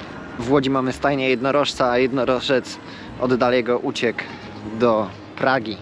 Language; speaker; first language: Polish; native; Polish